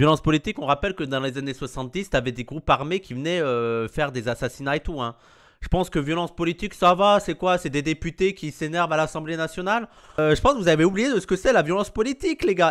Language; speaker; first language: French; native; French